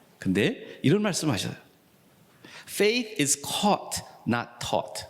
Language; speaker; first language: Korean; native; Korean